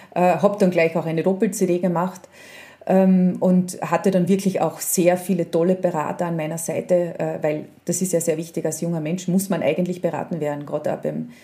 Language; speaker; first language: German; native; German